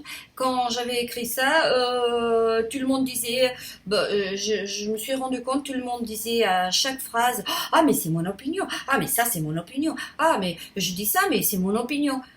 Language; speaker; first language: French; non-native, fluent; Portuguese